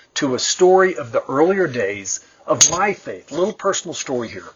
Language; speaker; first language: English; native; English